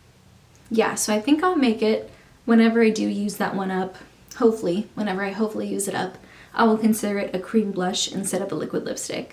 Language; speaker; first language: English; native; English